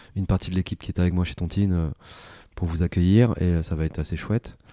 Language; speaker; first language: French; native; French